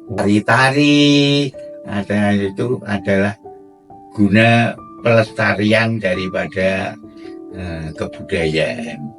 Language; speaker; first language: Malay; non-native, local second language; Javanese